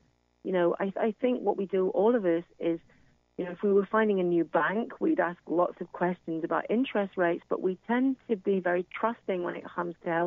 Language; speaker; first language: English; native; English